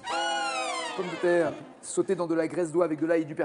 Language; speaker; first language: French; native; French